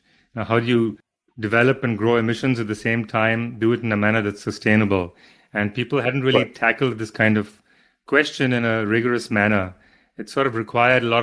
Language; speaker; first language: English; non-native, local second language; Hindi